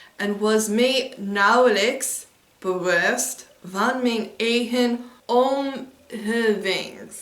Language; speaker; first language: Dutch; non-native, learner; English